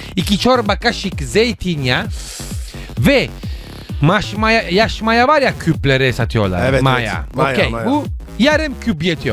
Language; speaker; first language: Turkish; non-native, learner; Italian